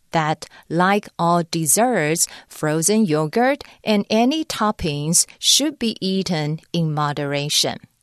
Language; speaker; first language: English; non-native, fluent; Chinese